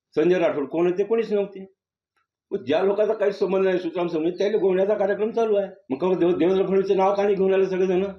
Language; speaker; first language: Marathi; native; Marathi